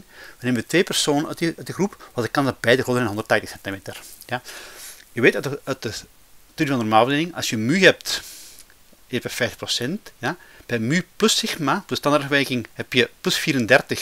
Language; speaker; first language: Dutch; native; Dutch